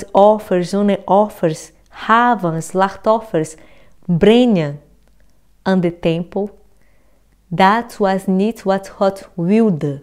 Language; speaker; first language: Dutch; non-native, fluent; Portuguese